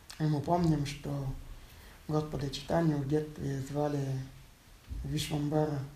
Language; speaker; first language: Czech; non-native, learner; Russian